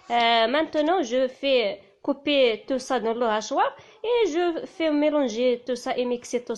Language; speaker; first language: French; non-native, learner; Tachelhit